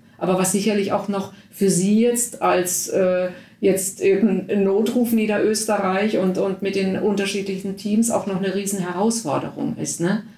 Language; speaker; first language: German; native; German